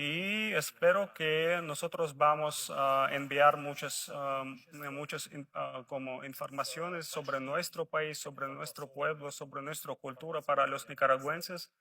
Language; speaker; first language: Spanish; non-native, fluent; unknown